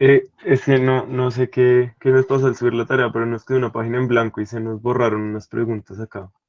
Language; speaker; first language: Spanish; native; Spanish